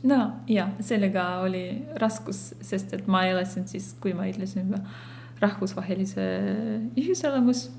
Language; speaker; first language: Estonian; non-native, fluent; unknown